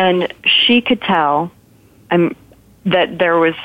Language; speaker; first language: English; native; English